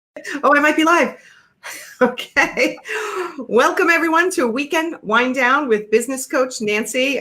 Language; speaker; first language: English; native; English